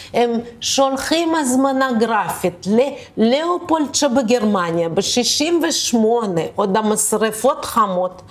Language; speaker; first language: Hebrew; early bilingual, other home language; Russian